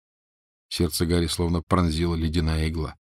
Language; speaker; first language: Russian; native; Russian